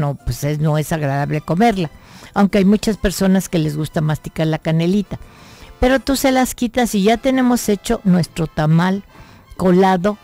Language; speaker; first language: Spanish; native; Spanish